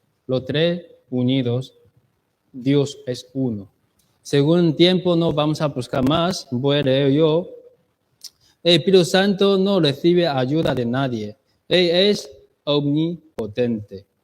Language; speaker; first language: Spanish; non-native, learner; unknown